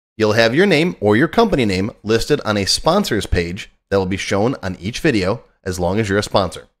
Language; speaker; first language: English; native; English